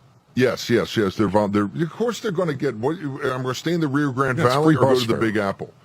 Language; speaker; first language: English; native; English